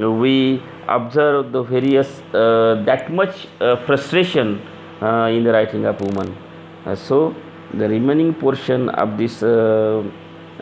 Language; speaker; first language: English; non-native, local second language; Marathi